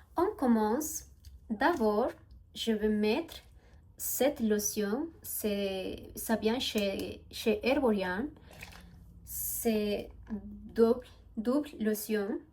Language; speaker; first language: French; non-native, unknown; Spanish